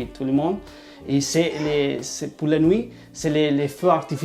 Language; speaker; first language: French; non-native, learner; Spanish